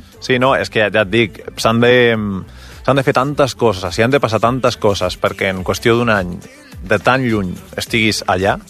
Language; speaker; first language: Catalan; non-native, local second language; Spanish